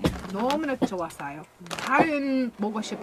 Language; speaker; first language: Korean; non-native, learner; English